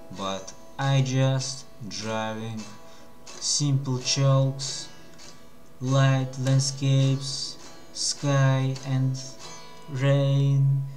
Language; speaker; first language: English; non-native, learner; Russian